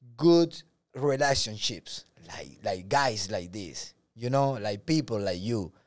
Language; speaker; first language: English; non-native, learner; Spanish